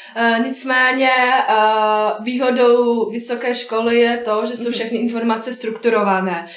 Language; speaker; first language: Czech; non-native, fluent; Bosnian